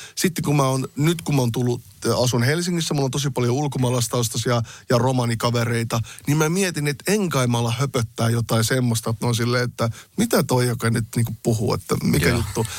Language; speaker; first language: Finnish; early bilingual, other home language; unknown